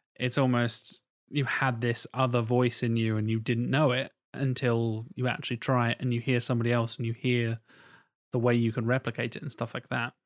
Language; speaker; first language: English; native; English